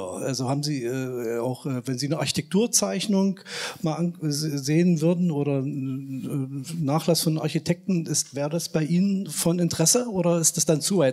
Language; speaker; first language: German; native; German